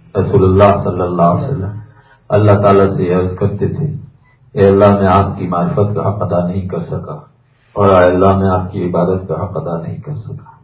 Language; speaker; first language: Urdu; native; Urdu